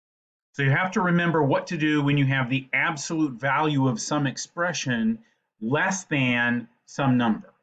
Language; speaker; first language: English; native; English